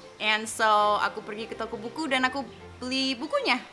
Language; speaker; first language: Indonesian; non-native, fluent; English